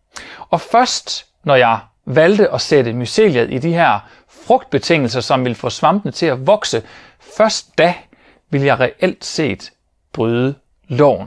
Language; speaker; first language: Danish; native; Danish